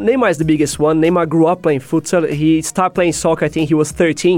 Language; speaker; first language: English; non-native, fluent; Portuguese